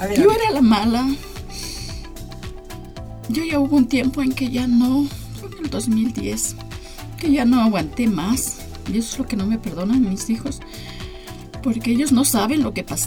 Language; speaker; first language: Spanish; native; Spanish